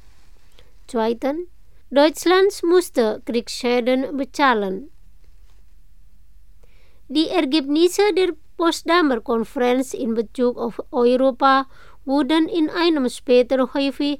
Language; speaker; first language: German; non-native, fluent; Indonesian